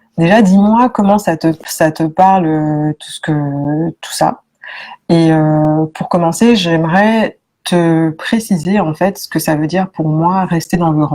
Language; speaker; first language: French; native; French